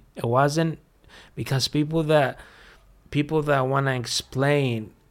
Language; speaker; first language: English; non-native, fluent; Greek